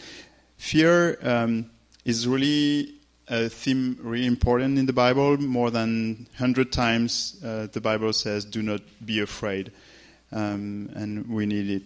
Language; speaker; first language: English; non-native, fluent; French